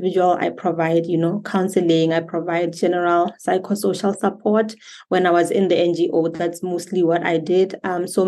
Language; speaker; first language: English; non-native, local second language; Tswana